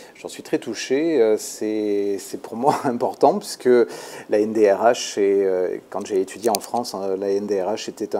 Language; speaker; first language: French; native; French